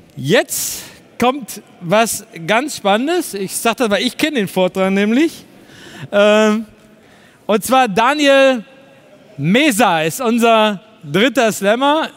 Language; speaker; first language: German; native; German